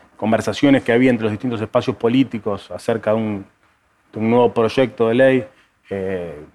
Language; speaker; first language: Spanish; native; Spanish